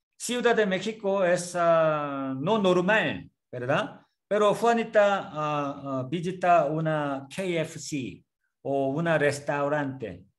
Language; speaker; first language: Spanish; non-native, learner; Korean